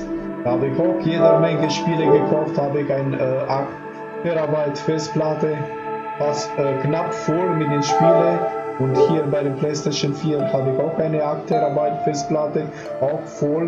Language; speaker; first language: German; non-native, fluent; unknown